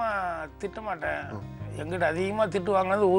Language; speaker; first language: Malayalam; non-native, learner; Tamil